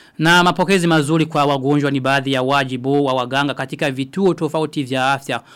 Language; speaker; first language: Swahili; non-native, local second language; Rundi